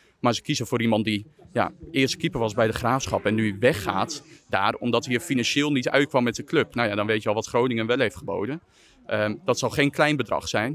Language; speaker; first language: Dutch; native; Dutch